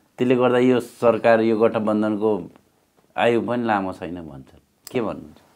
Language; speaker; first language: Nepali; native; Nepali